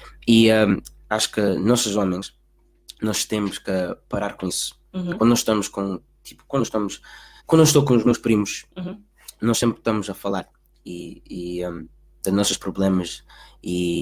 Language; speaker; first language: Portuguese; early bilingual, heritage; Portuguese